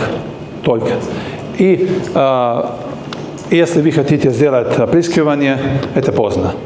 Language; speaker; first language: Russian; non-native, learner; Serbian